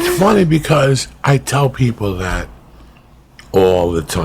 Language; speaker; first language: English; native; English